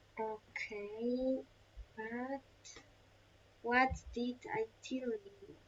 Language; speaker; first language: English; non-native, learner; Polish